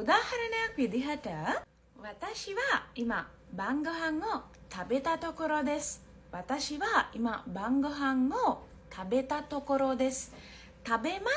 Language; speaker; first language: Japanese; non-native, fluent; Sinhala